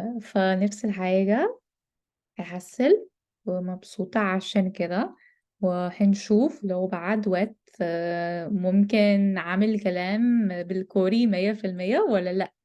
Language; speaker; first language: Arabic; non-native, learner; English